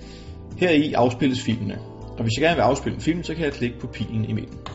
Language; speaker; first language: Danish; native; Danish